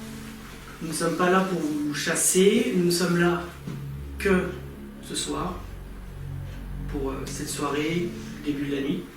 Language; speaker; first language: French; native; French